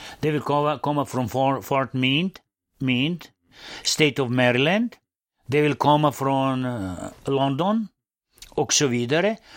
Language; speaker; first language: Swedish; non-native, fluent; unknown